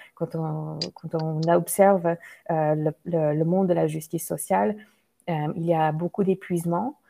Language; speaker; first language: French; non-native, fluent; English